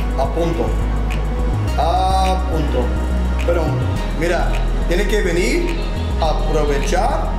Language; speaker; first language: Spanish; non-native, learner; English